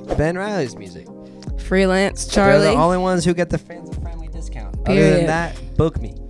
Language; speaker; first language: English; native; English